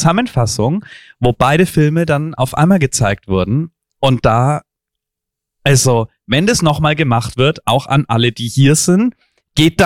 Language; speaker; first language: German; native; German